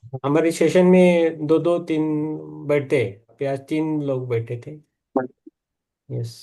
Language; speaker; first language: Hindi; native; Hindi